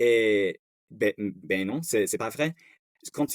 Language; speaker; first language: French; non-native, learner; English